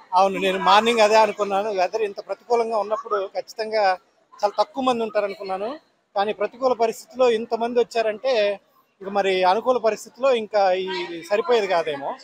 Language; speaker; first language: Telugu; native; Telugu